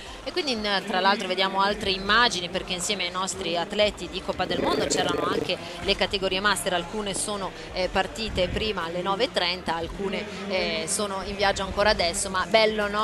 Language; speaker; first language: Italian; native; Italian